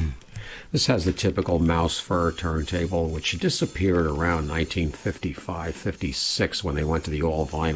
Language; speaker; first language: English; native; English